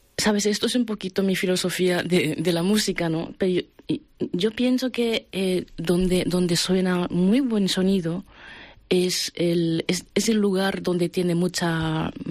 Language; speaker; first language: Spanish; non-native, fluent; Japanese